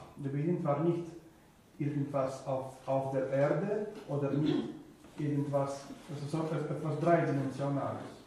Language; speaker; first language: German; non-native, fluent; Russian